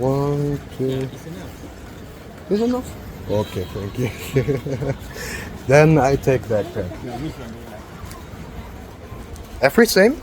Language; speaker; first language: English; non-native, learner; German